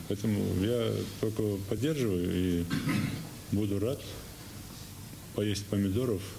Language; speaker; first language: Russian; native; Russian